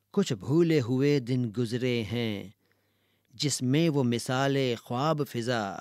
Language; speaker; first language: Urdu; native; Urdu